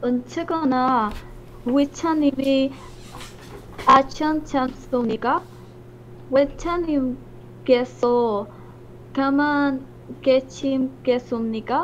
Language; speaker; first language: Korean; non-native, learner; Spanish